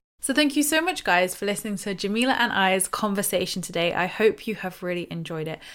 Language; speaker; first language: English; native; English